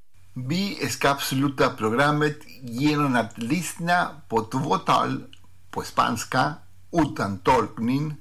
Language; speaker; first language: Swedish; non-native, fluent; Spanish